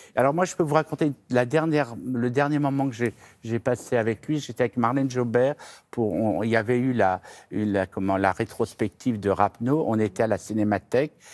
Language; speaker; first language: French; native; French